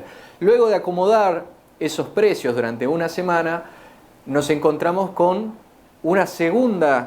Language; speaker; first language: Spanish; native; Spanish